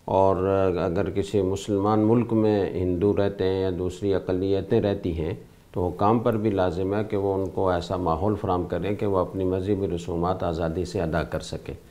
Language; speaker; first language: Urdu; native; Urdu